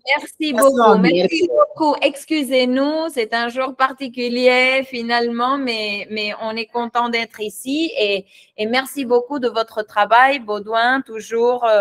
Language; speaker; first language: French; non-native, fluent; Spanish